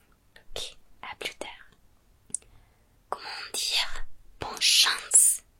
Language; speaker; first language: French; non-native, fluent; Spanish